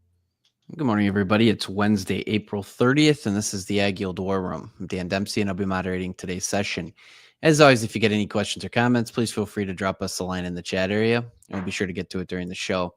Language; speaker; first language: English; native; English